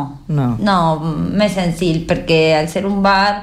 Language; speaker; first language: Catalan; non-native, learner; Spanish